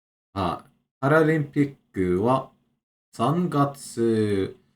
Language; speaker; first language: Japanese; non-native, learner; English